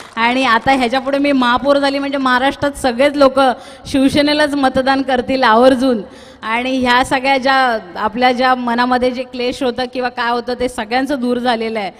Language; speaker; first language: Marathi; non-native, local second language; Tulu